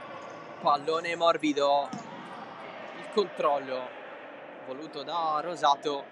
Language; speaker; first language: Italian; native; Italian